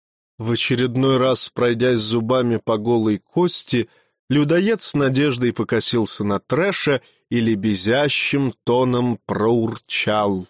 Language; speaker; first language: Russian; native; Russian